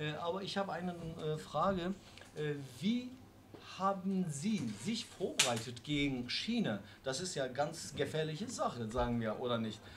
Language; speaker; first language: German; non-native, learner; Turkish